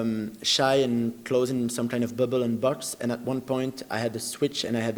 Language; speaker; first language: English; non-native, fluent; French